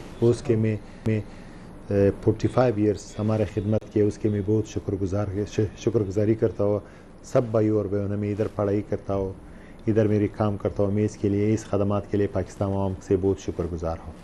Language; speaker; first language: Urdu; non-native, learner; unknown